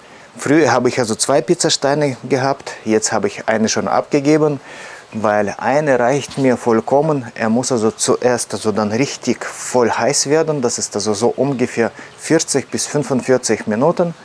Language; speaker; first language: German; non-native, fluent; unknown